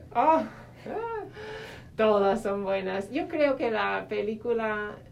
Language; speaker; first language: Spanish; non-native, fluent; English